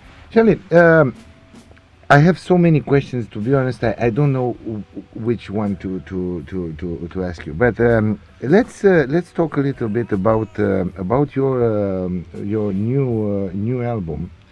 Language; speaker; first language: English; non-native, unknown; Romanian